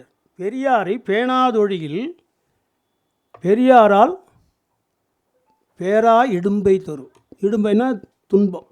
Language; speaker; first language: Tamil; native; Tamil